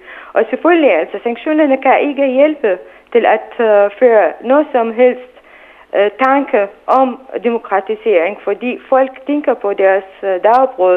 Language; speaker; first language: Danish; non-native, fluent; Arabic